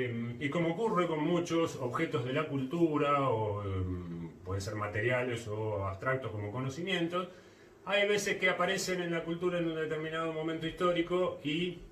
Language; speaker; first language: Spanish; native; Spanish